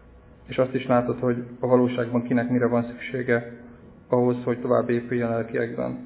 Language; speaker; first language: Hungarian; native; Hungarian